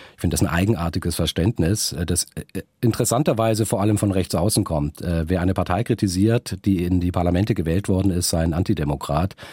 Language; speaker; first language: German; native; German